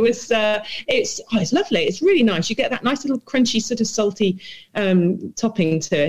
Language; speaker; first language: English; native; English